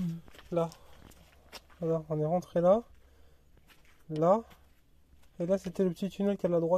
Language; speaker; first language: French; native; French